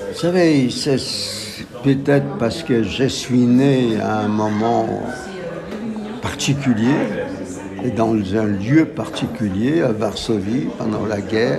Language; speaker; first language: French; non-native, fluent; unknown